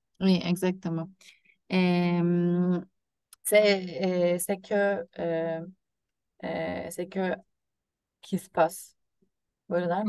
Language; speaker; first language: French; non-native, learner; Turkish